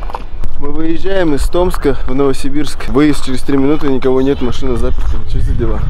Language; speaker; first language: Russian; non-native, fluent; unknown